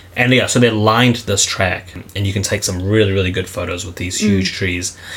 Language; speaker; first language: English; native; English